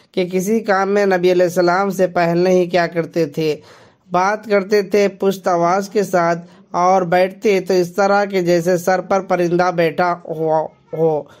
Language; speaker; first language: Hindi; native; Hindi